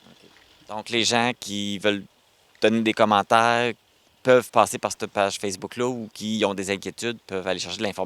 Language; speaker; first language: French; native; French